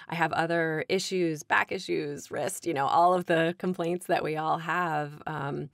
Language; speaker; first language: English; native; English